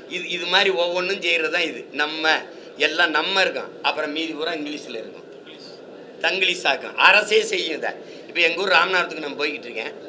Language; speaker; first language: Tamil; native; Tamil